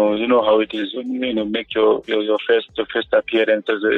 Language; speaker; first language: English; non-native, local second language; Shona